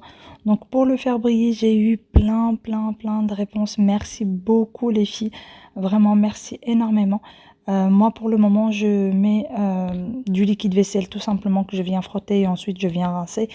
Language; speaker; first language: French; native; French